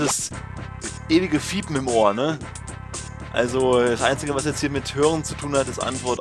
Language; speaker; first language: German; native; German